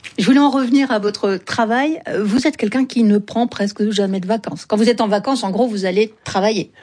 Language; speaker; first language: French; native; French